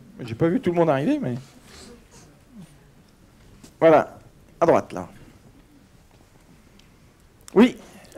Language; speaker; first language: French; native; French